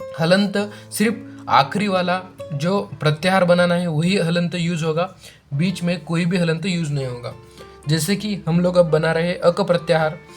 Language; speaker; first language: Hindi; non-native, local second language; Marathi